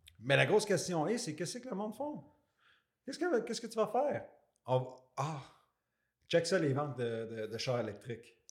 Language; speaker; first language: French; native; French